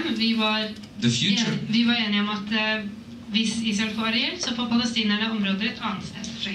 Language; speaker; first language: Norwegian; native; Norwegian